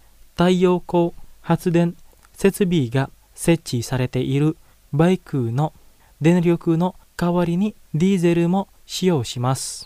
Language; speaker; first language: Japanese; non-native, fluent; Indonesian